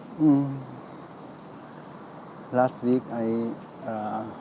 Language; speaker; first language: English; non-native, learner; Thai